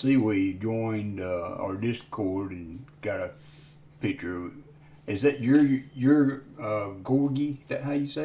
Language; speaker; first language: English; native; English